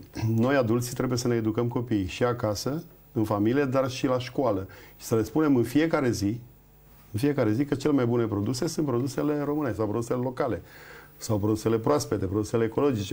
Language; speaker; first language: Romanian; native; Romanian